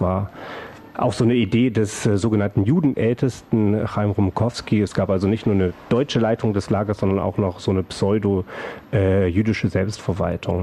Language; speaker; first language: German; native; German